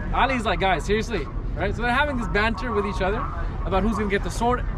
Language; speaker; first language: English; native; English